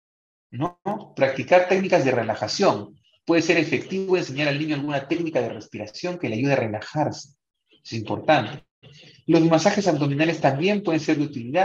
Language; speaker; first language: Spanish; native; Spanish